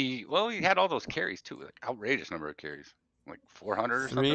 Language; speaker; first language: English; native; English